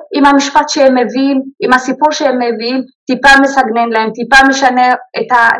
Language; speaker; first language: Hebrew; early bilingual, other home language; Amharic